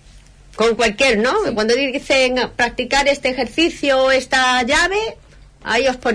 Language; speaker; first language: Spanish; native; Spanish